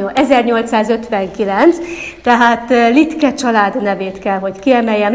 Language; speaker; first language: Hungarian; native; Hungarian